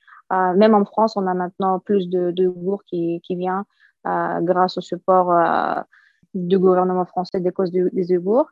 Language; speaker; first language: French; non-native, fluent; Uyghur